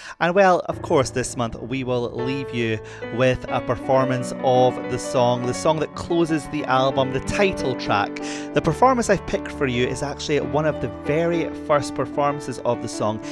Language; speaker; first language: English; native; English